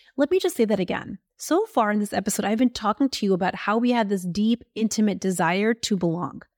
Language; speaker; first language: English; early bilingual, other home language; Hindi